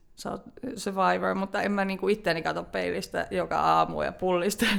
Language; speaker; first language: Finnish; native; Finnish